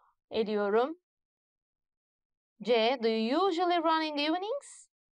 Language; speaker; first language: English; non-native, fluent; Turkish